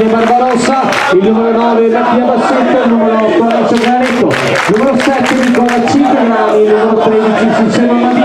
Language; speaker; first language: Italian; native; Italian